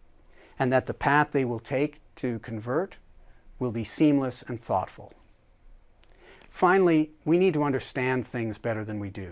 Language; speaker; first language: English; native; English